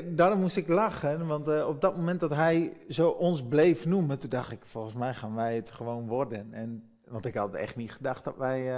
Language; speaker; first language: Dutch; native; Dutch